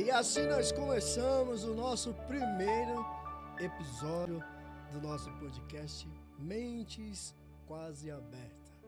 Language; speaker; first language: Portuguese; native; Portuguese